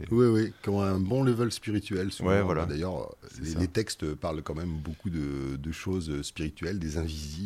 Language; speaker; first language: French; native; French